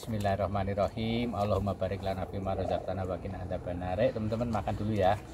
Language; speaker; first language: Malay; non-native, local second language; Javanese